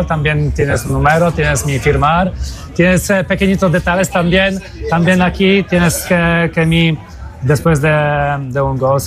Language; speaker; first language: Spanish; non-native, fluent; Polish